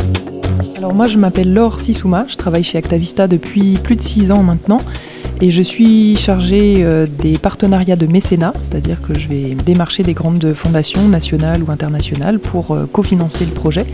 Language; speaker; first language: French; native; French